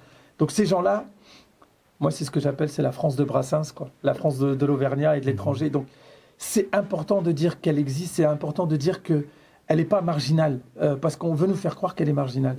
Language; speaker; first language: French; native; French